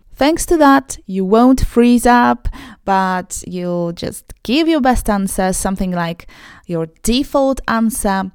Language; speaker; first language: English; non-native, fluent; Polish